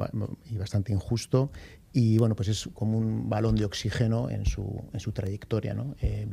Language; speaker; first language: Spanish; native; Spanish